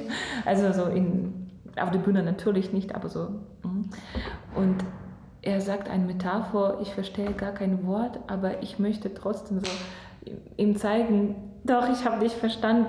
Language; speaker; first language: German; non-native, fluent; Russian